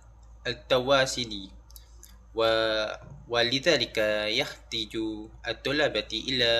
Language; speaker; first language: Arabic; non-native, learner; Malay